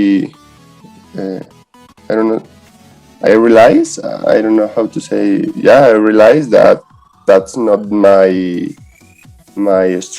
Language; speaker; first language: English; non-native, learner; Spanish